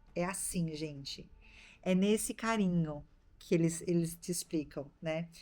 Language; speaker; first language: Portuguese; native; Portuguese